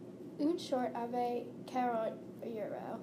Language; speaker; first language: French; non-native, learner; English